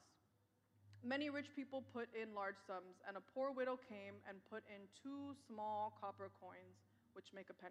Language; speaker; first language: English; native; English